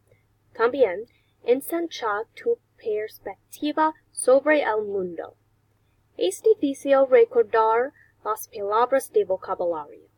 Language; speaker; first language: Spanish; non-native, learner; English